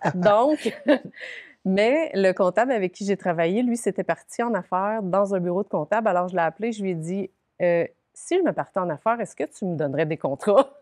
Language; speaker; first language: French; native; French